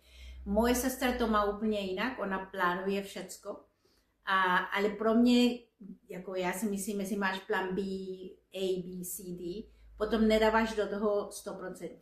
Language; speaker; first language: Czech; non-native, fluent; Spanish